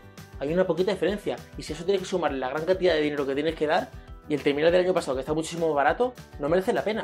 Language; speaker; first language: Spanish; native; Spanish